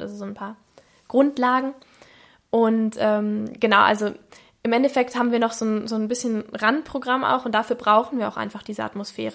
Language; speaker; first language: German; native; German